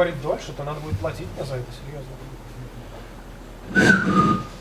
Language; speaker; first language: Russian; native; Russian